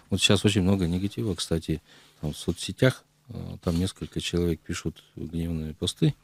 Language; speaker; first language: Russian; native; Russian